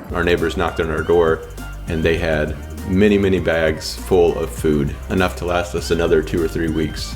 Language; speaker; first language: English; native; English